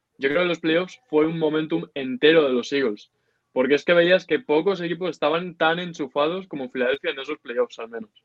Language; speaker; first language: Spanish; native; Spanish